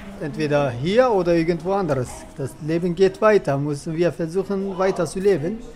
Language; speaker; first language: German; non-native, learner; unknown